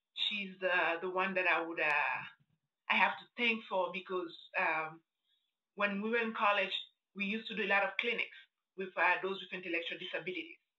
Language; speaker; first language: English; non-native, fluent; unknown